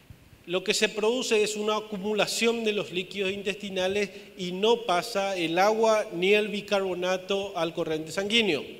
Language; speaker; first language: Spanish; native; Spanish